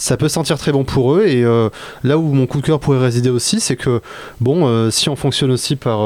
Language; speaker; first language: French; native; French